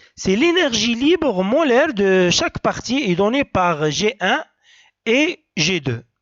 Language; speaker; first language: French; non-native, local second language; Arabic